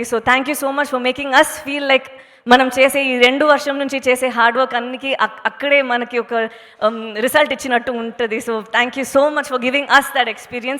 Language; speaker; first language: Telugu; non-native, local second language; Tamil